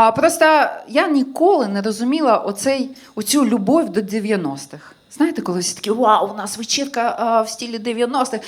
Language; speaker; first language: Ukrainian; non-native, local second language; Russian